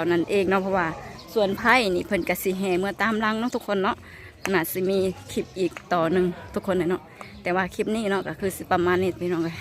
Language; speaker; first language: Thai; non-native, local second language; Lao